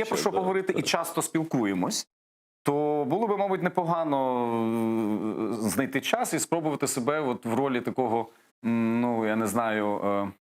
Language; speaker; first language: Ukrainian; native; Ukrainian